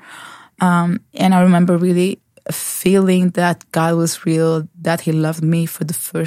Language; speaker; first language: English; non-native, fluent; Portuguese